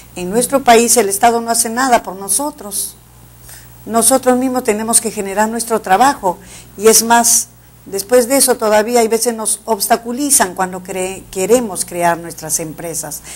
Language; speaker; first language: Spanish; native; Spanish